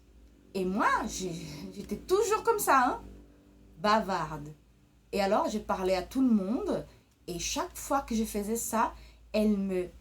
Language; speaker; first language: French; early bilingual, other home language; Portuguese